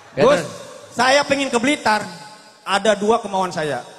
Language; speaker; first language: Indonesian; non-native, local second language; Sundanese